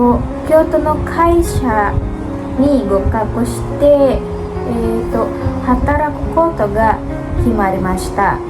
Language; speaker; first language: Japanese; non-native, learner; Indonesian